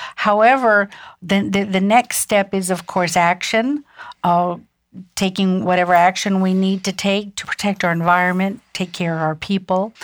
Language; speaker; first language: English; early bilingual, other home language; German